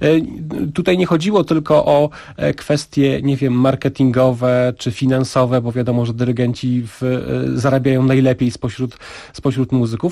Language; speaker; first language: Polish; native; Polish